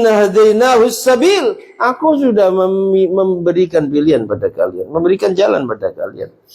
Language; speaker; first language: Indonesian; native; Indonesian